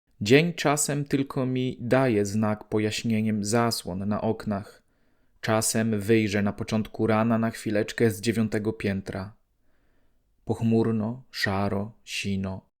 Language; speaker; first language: Polish; native; Polish